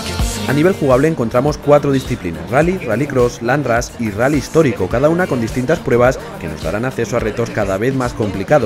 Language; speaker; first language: Spanish; native; Spanish